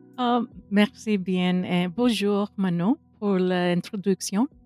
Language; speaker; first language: English; non-native, fluent; Spanish